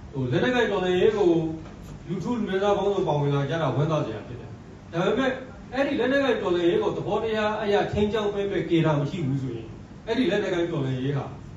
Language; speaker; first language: Burmese; non-native, local second language; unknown